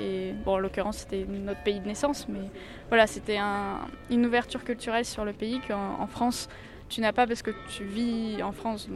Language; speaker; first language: French; early bilingual, heritage; French